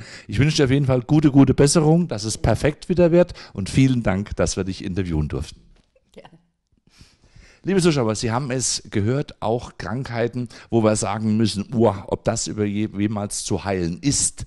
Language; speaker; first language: German; native; German